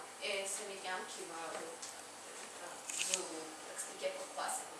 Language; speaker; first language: French; non-native, learner; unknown